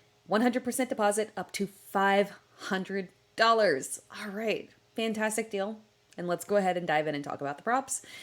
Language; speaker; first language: English; native; English